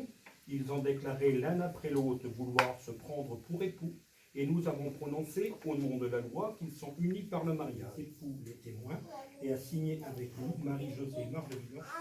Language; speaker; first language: French; native; French